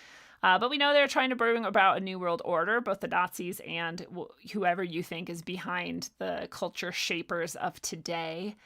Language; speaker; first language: English; native; English